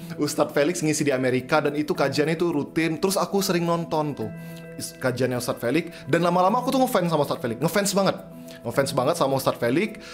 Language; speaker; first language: Indonesian; native; Indonesian